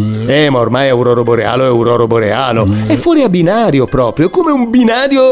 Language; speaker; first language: Italian; native; Italian